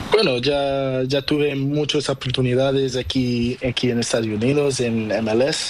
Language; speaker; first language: Spanish; non-native, learner; Portuguese